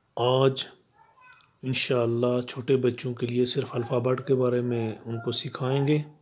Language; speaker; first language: Urdu; native; Urdu